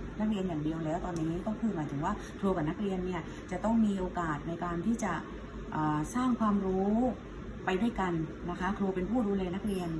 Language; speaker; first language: Thai; native; Thai